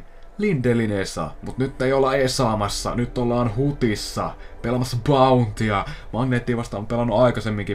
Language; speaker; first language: Finnish; native; Finnish